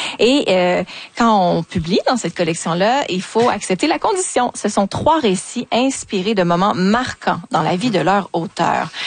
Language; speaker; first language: French; native; French